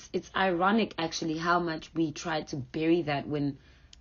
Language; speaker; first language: English; non-native, local second language; Zulu